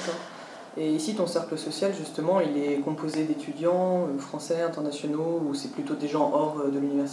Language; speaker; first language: French; non-native, fluent; Russian